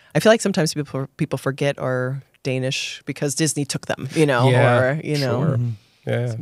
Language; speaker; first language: English; native; English